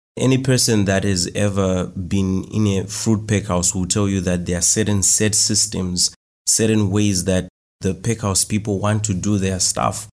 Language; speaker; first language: English; non-native, local second language; Shona